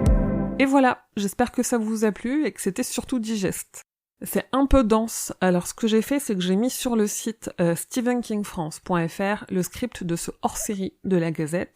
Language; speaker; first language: French; native; French